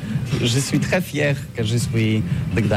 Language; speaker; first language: French; non-native, learner; Polish